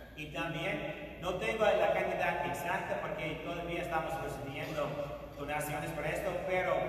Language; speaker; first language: Spanish; non-native, fluent; English